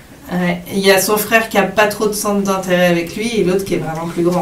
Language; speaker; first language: French; native; French